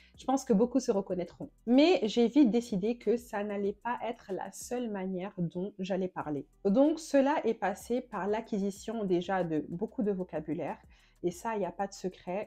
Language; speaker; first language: French; native; French